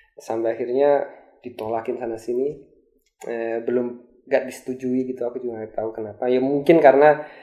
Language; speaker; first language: Indonesian; native; Indonesian